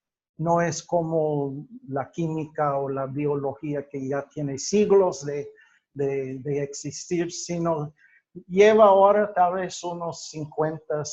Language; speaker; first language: Spanish; non-native, fluent; English